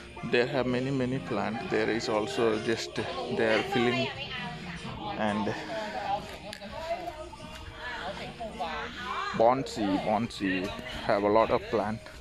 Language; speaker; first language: English; non-native, learner; Thai